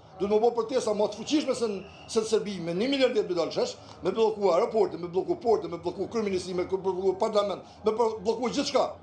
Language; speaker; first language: Albanian; native; Albanian